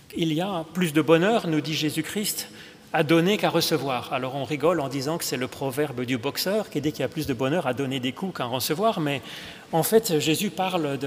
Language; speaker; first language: French; native; French